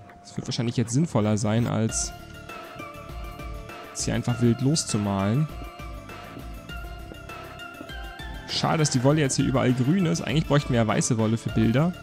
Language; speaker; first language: German; native; German